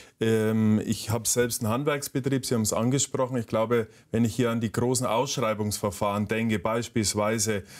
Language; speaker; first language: German; native; German